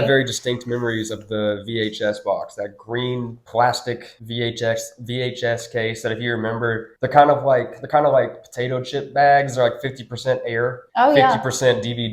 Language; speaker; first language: English; native; English